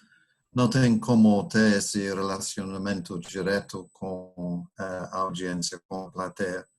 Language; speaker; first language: Portuguese; non-native, fluent; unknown